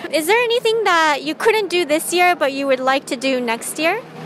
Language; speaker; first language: English; native; English